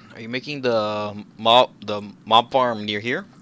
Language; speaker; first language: English; native; English